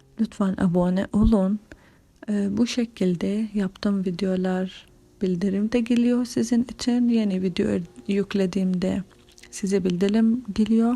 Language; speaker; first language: Turkish; non-native, fluent; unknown